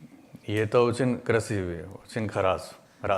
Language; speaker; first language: Russian; non-native, learner; Hindi